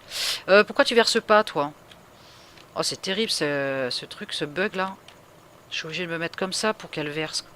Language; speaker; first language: French; native; French